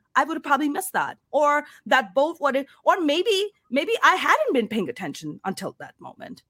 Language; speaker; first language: English; non-native, local second language; Urdu